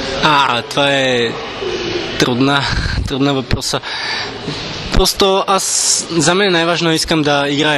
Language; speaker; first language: Bulgarian; non-native, learner; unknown